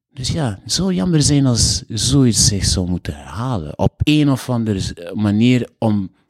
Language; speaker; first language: Dutch; non-native, fluent; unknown